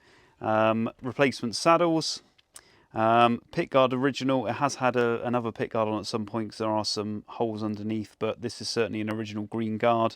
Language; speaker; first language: English; native; English